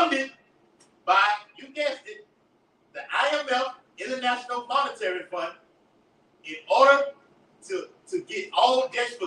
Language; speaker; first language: English; native; English